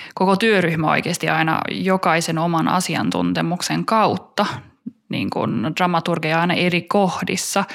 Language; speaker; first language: Finnish; early bilingual, heritage; Finnish